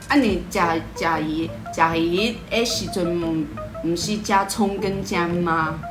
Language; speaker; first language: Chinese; native; Chinese